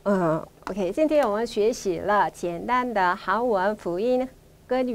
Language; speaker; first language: Chinese; non-native, fluent; Korean